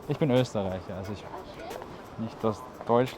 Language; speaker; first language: German; native; German